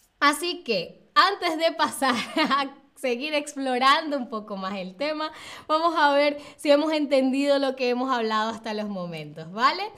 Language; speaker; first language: Spanish; native; Spanish